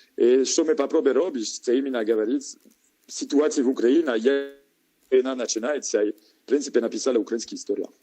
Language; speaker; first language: Ukrainian; non-native, learner; French